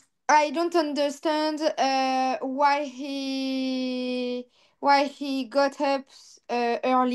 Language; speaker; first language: English; non-native, learner; French